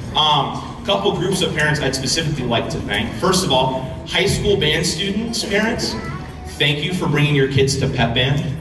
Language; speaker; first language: English; native; English